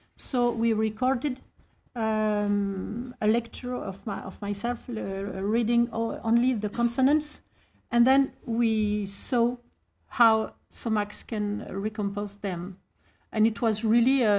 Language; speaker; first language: English; non-native, fluent; French